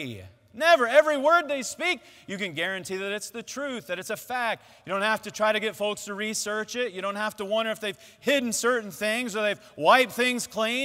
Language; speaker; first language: English; native; English